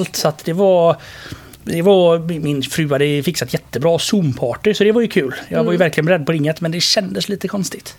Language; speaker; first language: Swedish; native; Swedish